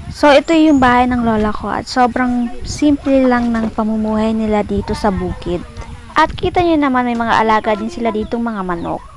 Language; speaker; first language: Filipino; non-native, local second language; Bikol